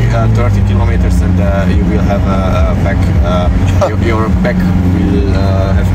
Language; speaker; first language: English; non-native, fluent; Hungarian